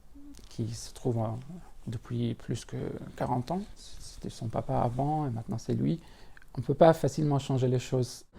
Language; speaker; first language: French; non-native, fluent; Arabic